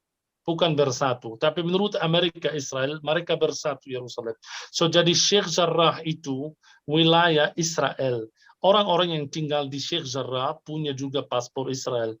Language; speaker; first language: Indonesian; non-native, fluent; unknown